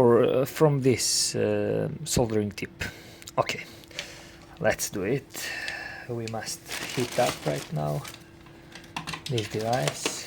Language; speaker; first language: English; non-native, learner; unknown